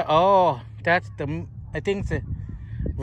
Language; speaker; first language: English; non-native, learner; Lao